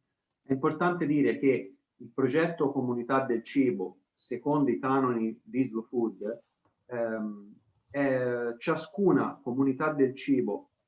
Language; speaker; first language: Italian; native; Italian